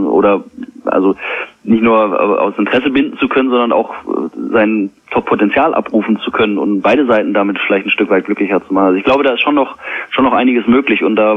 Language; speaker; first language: German; native; German